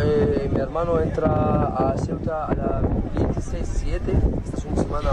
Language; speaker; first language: Spanish; non-native, learner; Arabic